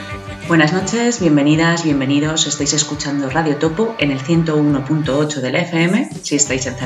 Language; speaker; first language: Spanish; native; Spanish